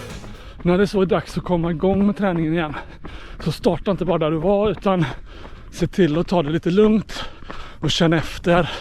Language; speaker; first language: Swedish; native; Swedish